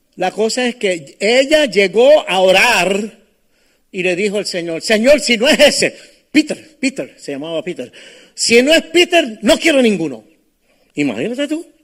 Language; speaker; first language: Spanish; early bilingual, heritage; Spanish